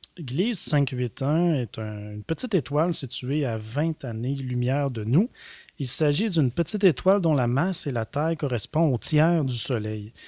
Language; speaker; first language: French; native; French